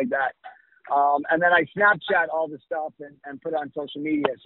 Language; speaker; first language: English; native; English